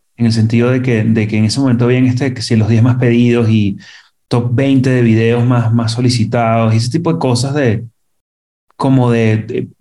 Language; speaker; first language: Spanish; native; Spanish